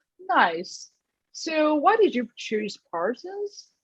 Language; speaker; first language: English; non-native, learner; Chinese